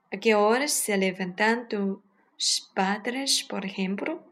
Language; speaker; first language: Spanish; non-native, learner; Chinese